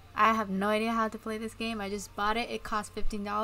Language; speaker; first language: English; early bilingual, other home language; Japanese